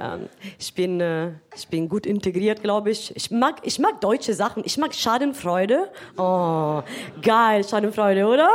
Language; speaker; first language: German; non-native, fluent; Italian